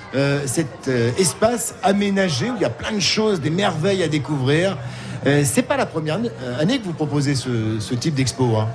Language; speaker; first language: French; native; French